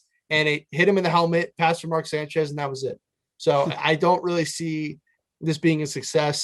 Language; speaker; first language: English; native; English